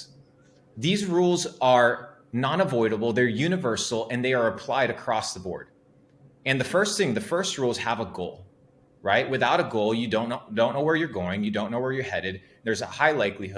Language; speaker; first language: English; non-native, fluent; Spanish